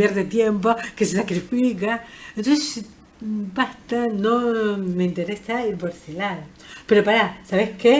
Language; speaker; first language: Spanish; native; Spanish